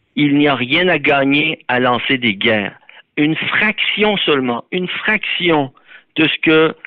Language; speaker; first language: French; early bilingual, other home language; Persian